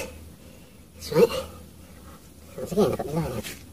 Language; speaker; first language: English; native; English